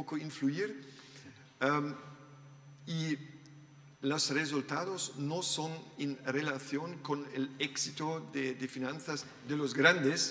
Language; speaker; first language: Spanish; non-native, learner; German